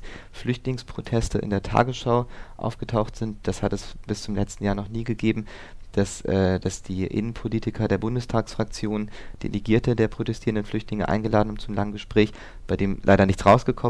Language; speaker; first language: German; native; German